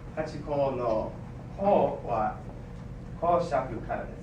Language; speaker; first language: Japanese; non-native, learner; English